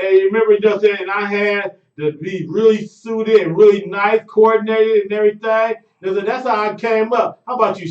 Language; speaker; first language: English; native; English